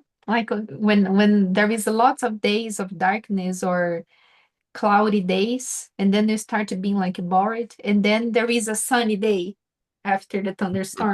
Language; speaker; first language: English; non-native, fluent; Portuguese